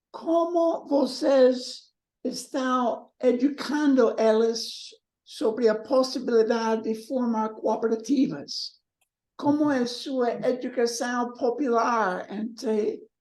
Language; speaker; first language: Portuguese; non-native, learner; English